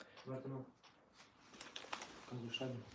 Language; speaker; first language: German; non-native, learner; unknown